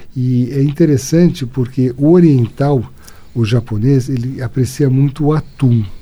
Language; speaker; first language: Portuguese; native; Portuguese